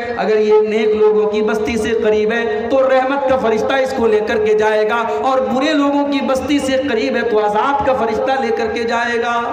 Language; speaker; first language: Urdu; native; Urdu